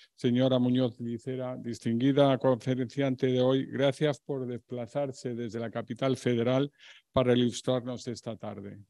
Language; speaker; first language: French; non-native, fluent; Spanish